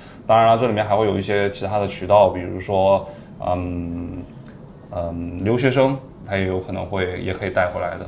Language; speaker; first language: Chinese; native; Chinese